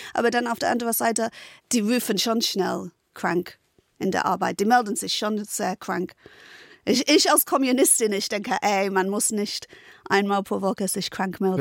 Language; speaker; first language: German; non-native, fluent; English